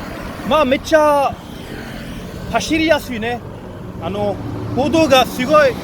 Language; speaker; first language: Japanese; non-native, learner; French